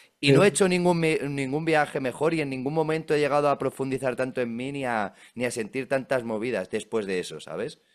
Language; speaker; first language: Spanish; native; Spanish